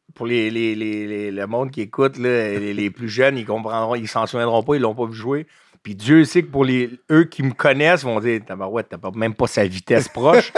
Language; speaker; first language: French; native; French